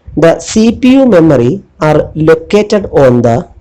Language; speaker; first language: English; non-native, local second language; Malayalam